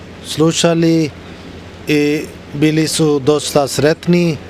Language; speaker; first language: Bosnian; non-native, learner; Urdu